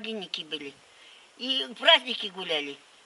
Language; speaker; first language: Russian; native; Russian